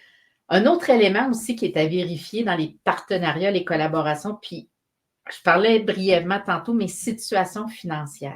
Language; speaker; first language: French; native; French